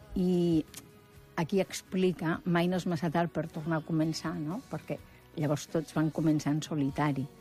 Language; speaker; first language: Catalan; native; Catalan